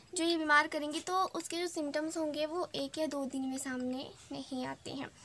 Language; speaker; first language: Hindi; native; Hindi